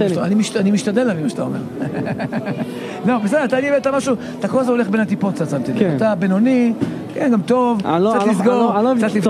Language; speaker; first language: Hebrew; native; Hebrew